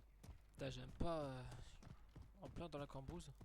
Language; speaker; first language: French; native; French